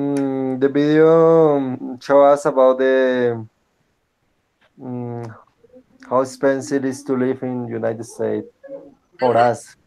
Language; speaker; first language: English; non-native, learner; Spanish